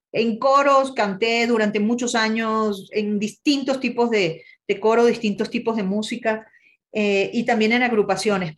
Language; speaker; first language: Spanish; native; Spanish